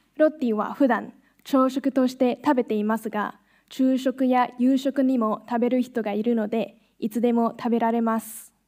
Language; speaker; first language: Japanese; non-native, fluent; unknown